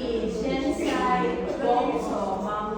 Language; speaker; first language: Chinese; non-native, learner; Filipino